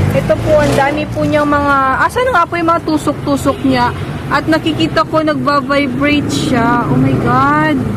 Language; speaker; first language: Filipino; native; Filipino